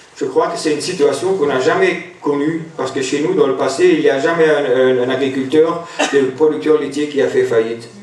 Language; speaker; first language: French; non-native, local second language; German